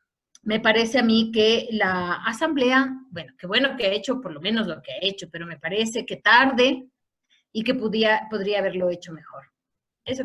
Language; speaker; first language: Spanish; native; Spanish